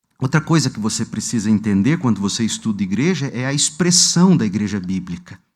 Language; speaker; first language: Portuguese; native; Portuguese